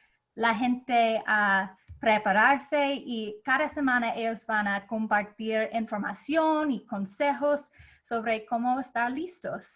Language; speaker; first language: Spanish; non-native, fluent; English